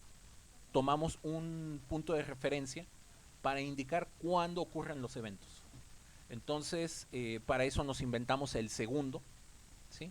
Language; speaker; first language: Spanish; native; Spanish